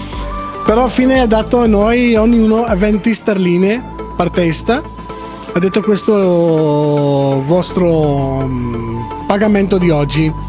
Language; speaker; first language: Italian; non-native, learner; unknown